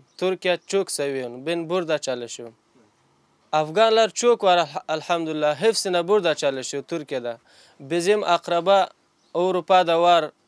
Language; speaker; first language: Turkish; non-native, learner; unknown